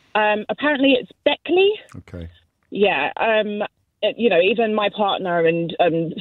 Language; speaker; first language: English; native; English